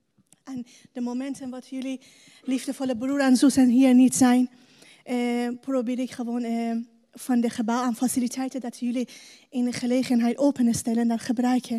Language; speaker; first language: Dutch; non-native, learner; Persian